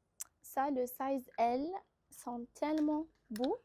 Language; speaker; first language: French; non-native, local second language; Arabic